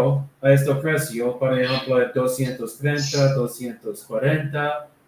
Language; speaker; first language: Spanish; non-native, learner; English